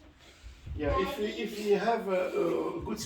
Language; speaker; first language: English; non-native, learner; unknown